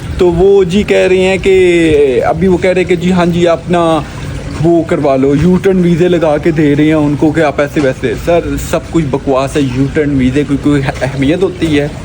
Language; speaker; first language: Urdu; non-native, local second language; Punjabi